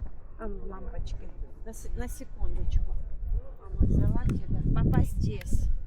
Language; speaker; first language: Russian; native; Russian